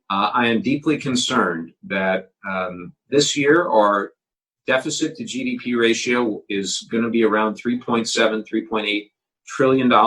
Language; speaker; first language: English; native; English